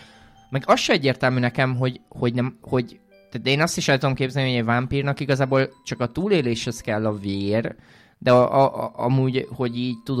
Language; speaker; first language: Hungarian; native; Hungarian